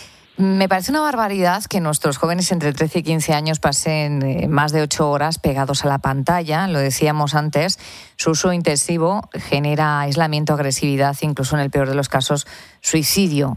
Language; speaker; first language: Spanish; native; Spanish